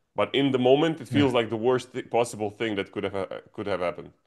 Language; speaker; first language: English; non-native, fluent; Croatian